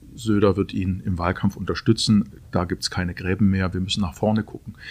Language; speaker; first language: German; native; German